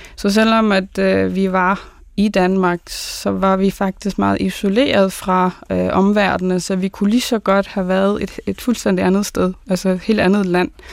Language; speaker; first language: Danish; early bilingual, other home language; Arabic